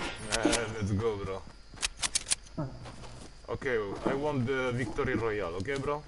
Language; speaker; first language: English; non-native, learner; French